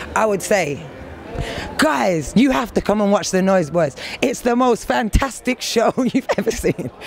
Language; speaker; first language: English; native; English